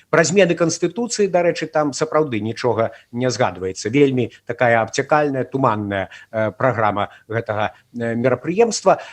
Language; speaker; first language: Belarusian; native; Belarusian